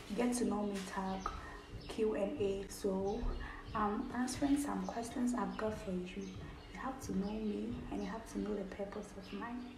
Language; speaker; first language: English; non-native, local second language; Akan